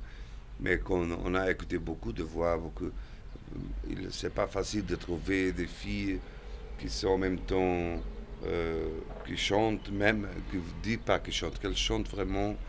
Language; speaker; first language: French; non-native, fluent; Portuguese